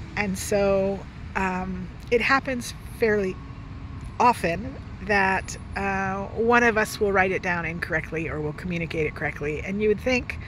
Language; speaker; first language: English; native; English